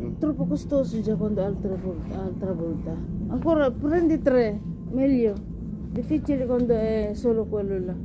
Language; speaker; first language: Italian; non-native, learner; Filipino